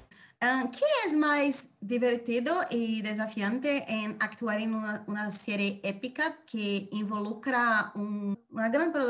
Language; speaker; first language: Spanish; non-native, fluent; Portuguese